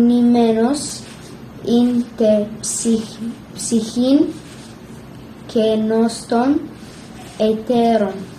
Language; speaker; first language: Greek; non-native, learner; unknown